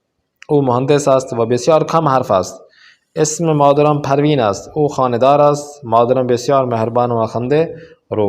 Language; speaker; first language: Persian; non-native, fluent; Urdu